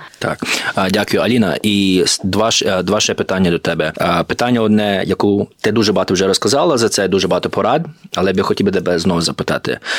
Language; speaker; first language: Ukrainian; early bilingual, heritage; Ukrainian